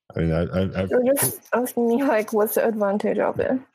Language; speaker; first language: English; non-native, fluent; Chinese